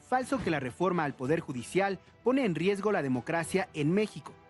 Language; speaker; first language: Spanish; native; Spanish